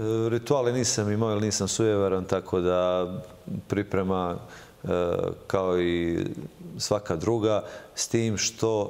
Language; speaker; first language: Serbian; native; Serbian